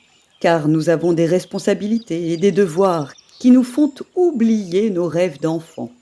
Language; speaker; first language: French; native; French